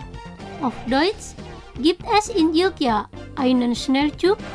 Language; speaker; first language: German; non-native, fluent; Indonesian